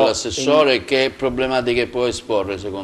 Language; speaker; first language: Italian; native; Italian